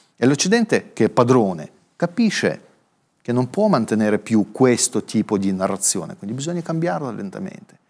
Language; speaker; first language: Italian; non-native, fluent; Russian